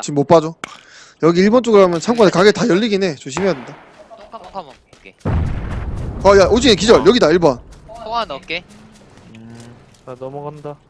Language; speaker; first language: Korean; native; Korean